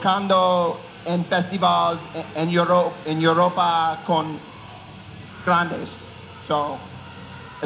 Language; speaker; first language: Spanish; non-native, learner; English